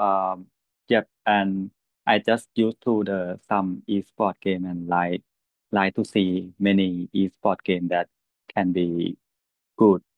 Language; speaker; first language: English; non-native, learner; Thai